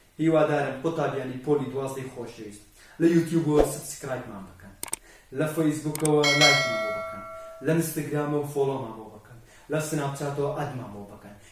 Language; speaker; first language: Central Kurdish; non-native, local second language; Kurdish